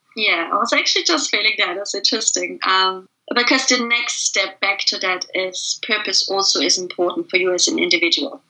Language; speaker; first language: English; non-native, fluent; German